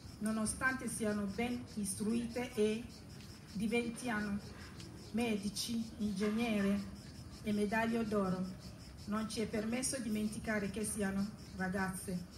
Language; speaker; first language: Italian; non-native, fluent; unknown